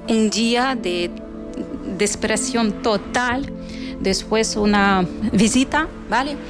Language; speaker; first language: Spanish; non-native, local second language; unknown